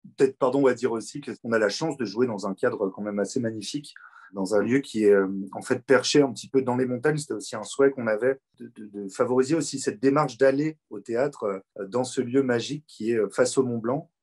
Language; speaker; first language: French; native; French